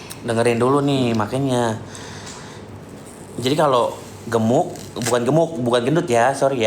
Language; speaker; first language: Indonesian; native; Indonesian